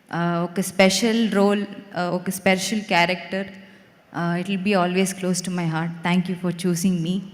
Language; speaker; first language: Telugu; non-native, local second language; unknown